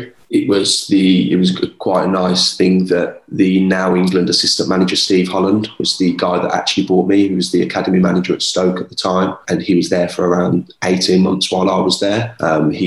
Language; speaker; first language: English; native; English